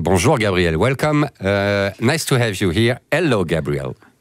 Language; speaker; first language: English; non-native, fluent; French